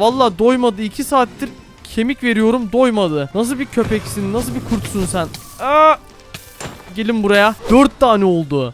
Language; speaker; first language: Turkish; native; Turkish